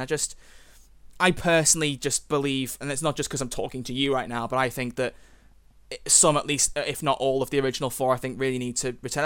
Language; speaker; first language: English; native; English